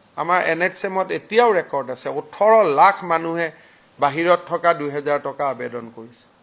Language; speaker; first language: Assamese; non-native, local second language; Hindi